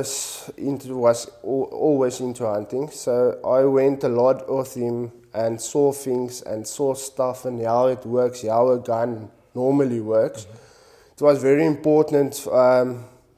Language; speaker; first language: English; non-native, local second language; Afrikaans